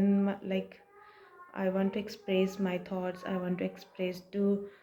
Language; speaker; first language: English; non-native, learner; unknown